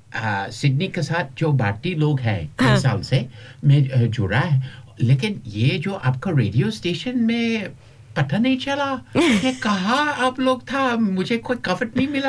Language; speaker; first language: Hindi; non-native, learner; English